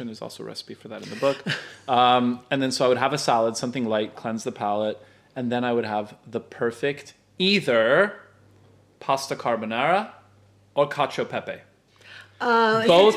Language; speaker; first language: English; non-native, fluent; Polish